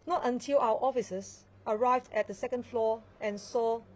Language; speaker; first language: English; non-native, local second language; Chinese